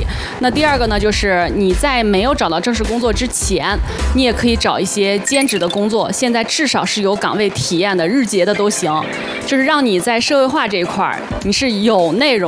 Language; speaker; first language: Chinese; native; Chinese